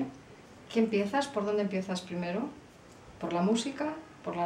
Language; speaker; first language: Spanish; native; Spanish